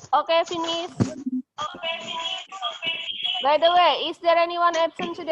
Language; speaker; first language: English; non-native, fluent; Indonesian